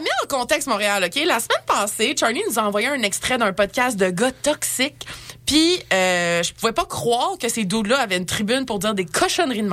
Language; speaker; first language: French; native; French